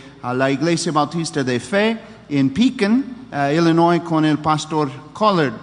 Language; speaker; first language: Spanish; non-native, fluent; English